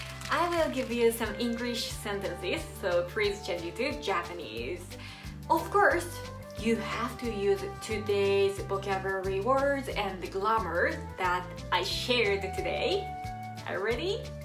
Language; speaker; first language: English; non-native, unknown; Japanese